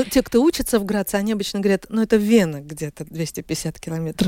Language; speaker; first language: Russian; native; Russian